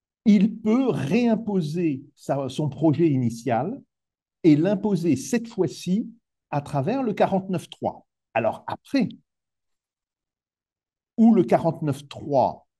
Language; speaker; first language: French; native; French